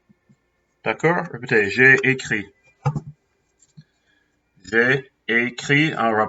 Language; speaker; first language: French; non-native, fluent; English